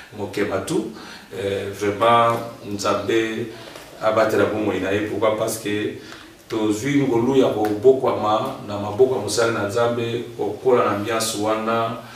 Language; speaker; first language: Lingala; native; Lingala